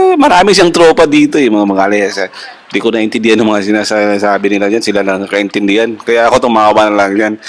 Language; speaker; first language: Filipino; non-native, local second language; Hiligaynon